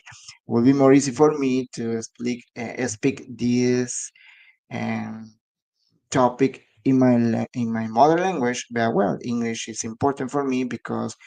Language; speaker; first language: English; non-native, learner; Spanish